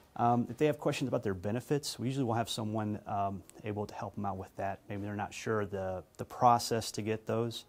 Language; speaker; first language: English; native; English